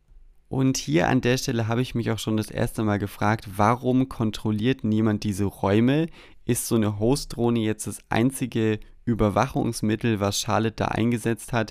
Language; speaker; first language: German; native; German